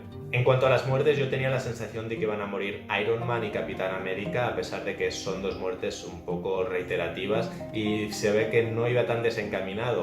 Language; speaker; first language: Spanish; native; Spanish